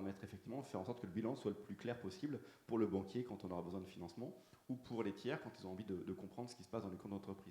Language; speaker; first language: French; native; French